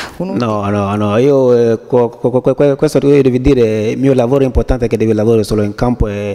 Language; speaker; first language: Italian; non-native, learner; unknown